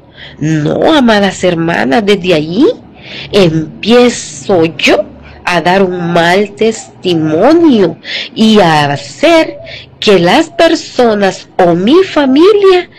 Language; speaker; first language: Spanish; native; Spanish